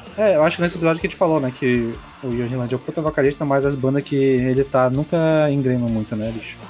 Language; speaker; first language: Portuguese; native; Portuguese